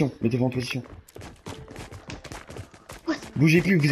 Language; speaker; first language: French; native; French